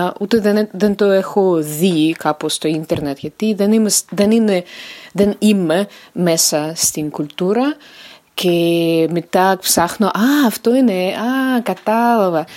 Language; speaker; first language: Greek; non-native, learner; Russian